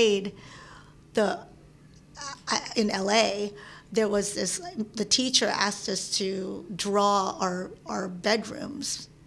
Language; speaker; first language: English; early bilingual, other home language; Filipino